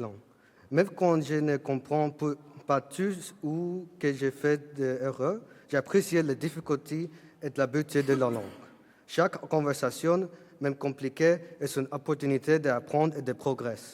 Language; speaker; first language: French; non-native, learner; Spanish